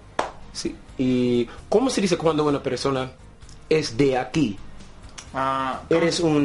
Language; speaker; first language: Spanish; non-native, learner; English